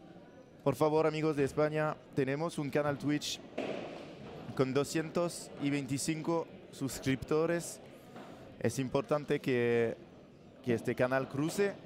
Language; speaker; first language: Spanish; non-native, learner; French